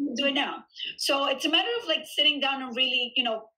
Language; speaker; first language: English; early bilingual, other home language; Spanish